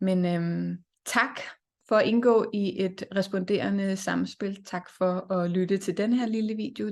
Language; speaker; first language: Danish; native; Danish